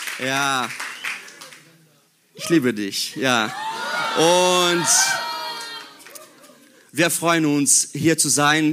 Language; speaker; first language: German; non-native, learner; Portuguese